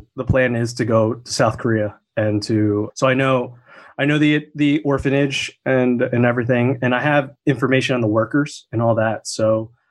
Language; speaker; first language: English; native; English